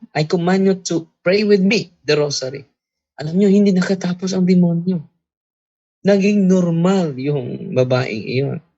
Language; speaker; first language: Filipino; non-native, local second language; Cebuano